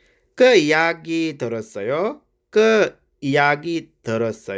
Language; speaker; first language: Korean; non-native, fluent; Sinhala